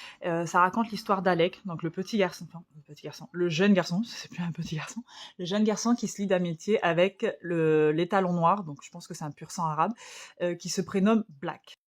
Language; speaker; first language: French; native; French